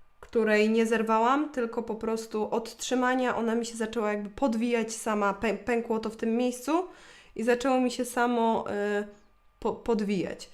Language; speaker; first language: Polish; native; Polish